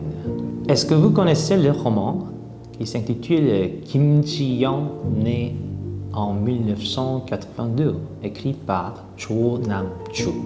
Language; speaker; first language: French; non-native, fluent; Korean